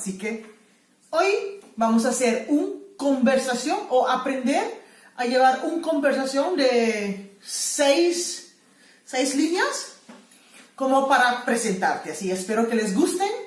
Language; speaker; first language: Spanish; non-native, fluent; Papiamento